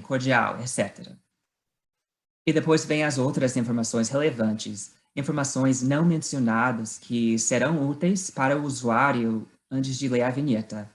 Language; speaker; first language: Portuguese; non-native, fluent; English